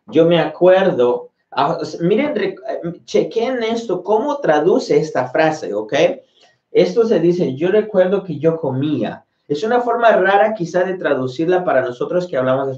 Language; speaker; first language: Spanish; native; Spanish